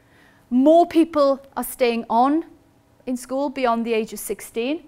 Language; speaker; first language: English; native; English